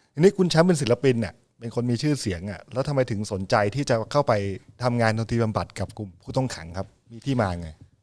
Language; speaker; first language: Thai; native; Thai